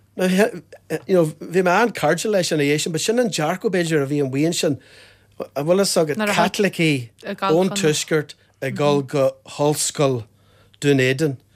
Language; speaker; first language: Irish; non-native, local second language; English